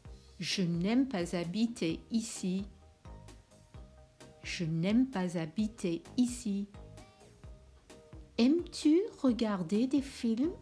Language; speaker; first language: French; non-native, fluent; English